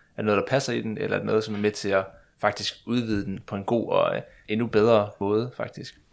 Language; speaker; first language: Danish; native; Danish